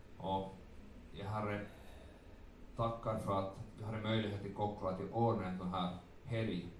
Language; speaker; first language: Swedish; native; Swedish